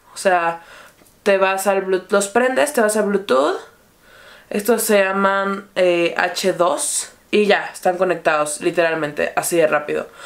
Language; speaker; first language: Spanish; native; Spanish